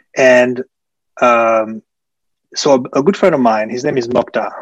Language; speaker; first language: English; early bilingual, other home language; French